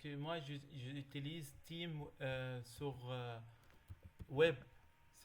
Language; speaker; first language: French; non-native, learner; Arabic